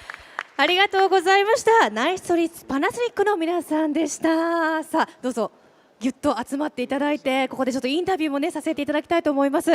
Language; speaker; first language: Japanese; native; Japanese